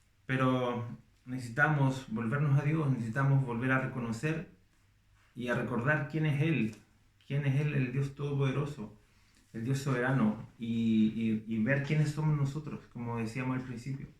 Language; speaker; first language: Spanish; native; Spanish